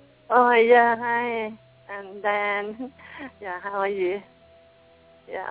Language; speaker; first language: English; non-native, learner; Thai